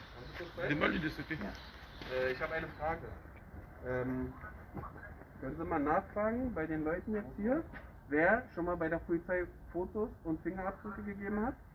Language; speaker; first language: German; native; German